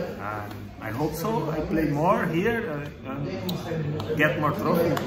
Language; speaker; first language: English; non-native, learner; Spanish